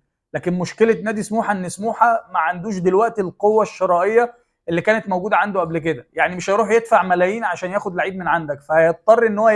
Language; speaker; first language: Arabic; native; Arabic